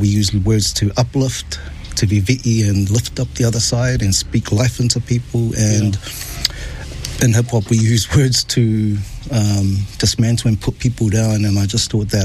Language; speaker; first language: English; native; English